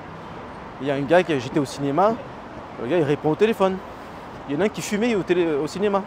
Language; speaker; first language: French; native; French